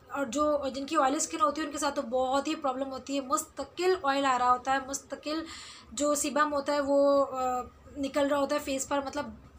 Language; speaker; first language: Hindi; native; Hindi